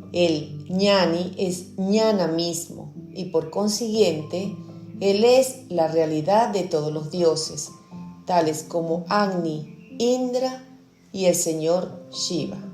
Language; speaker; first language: Spanish; native; Spanish